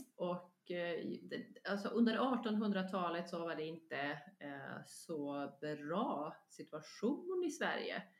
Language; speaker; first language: Swedish; non-native, fluent; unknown